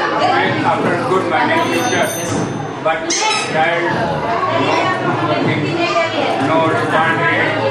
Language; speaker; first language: English; non-native, learner; Hindi